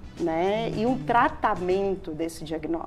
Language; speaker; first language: Portuguese; native; Portuguese